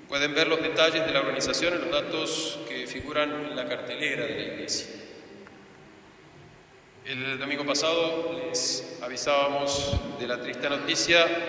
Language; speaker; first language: Spanish; native; Spanish